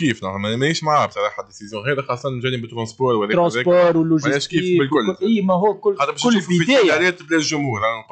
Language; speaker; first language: Arabic; native; Arabic